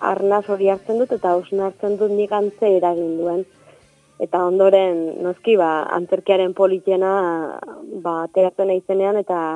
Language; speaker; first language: Basque; native; Basque